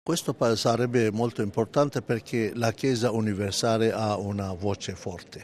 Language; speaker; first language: Italian; non-native, fluent; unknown